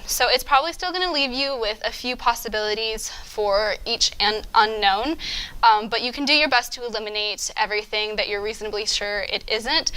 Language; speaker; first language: English; native; English